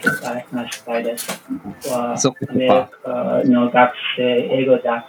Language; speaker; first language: Japanese; non-native, learner; English